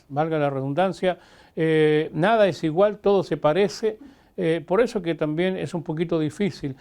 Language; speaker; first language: Spanish; native; Spanish